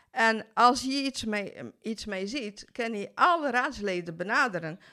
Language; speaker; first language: Dutch; non-native, fluent; Portuguese